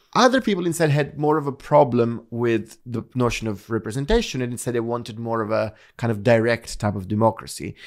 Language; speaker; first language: English; non-native, fluent; Italian